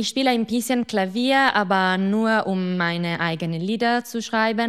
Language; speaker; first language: German; non-native, fluent; Italian